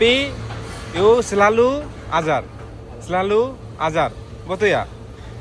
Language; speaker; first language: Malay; non-native, learner; Bangla